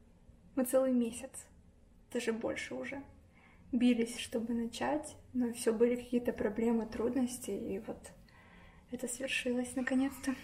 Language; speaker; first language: Russian; native; Russian